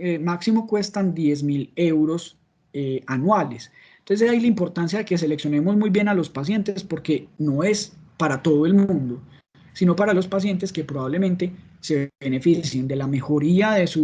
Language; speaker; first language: Spanish; native; Spanish